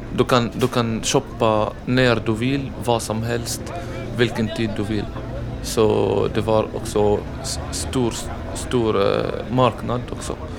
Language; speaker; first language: Swedish; non-native, learner; Arabic